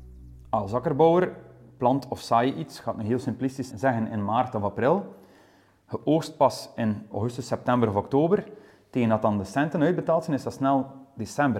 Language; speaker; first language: Dutch; native; Dutch